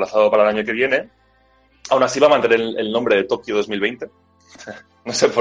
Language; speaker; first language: Spanish; native; Spanish